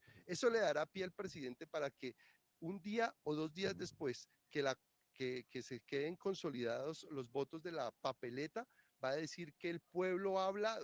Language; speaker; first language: Spanish; native; Spanish